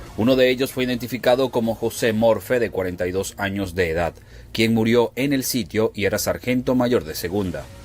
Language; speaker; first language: Spanish; native; Spanish